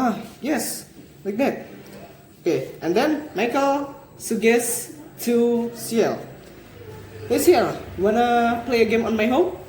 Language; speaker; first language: English; non-native, learner; Indonesian